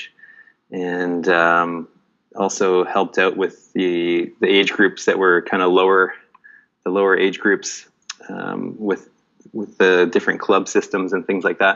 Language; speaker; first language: English; native; English